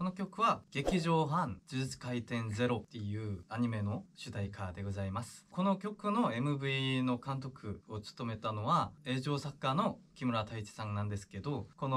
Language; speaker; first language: Japanese; non-native, fluent; Korean